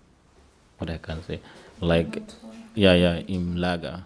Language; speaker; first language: English; non-native, learner; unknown